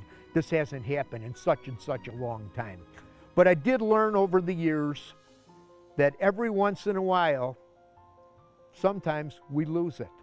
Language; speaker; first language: English; native; English